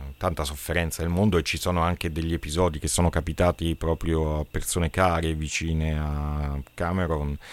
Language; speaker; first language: Italian; native; Italian